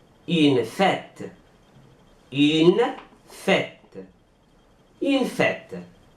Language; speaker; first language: French; non-native, fluent; Arabic